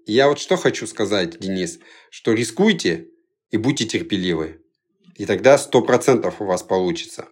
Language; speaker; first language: Russian; early bilingual, other home language; Georgian